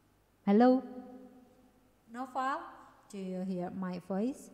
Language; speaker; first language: English; non-native, learner; Indonesian